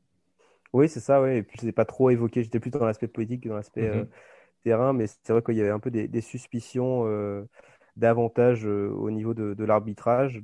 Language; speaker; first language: French; native; French